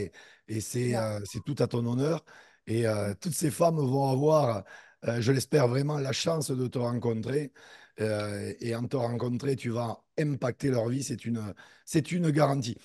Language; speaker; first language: French; native; French